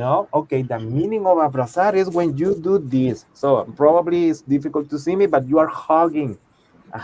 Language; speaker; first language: English; non-native, fluent; Spanish